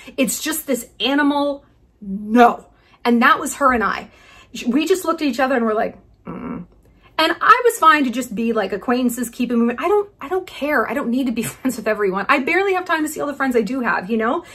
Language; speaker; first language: English; native; English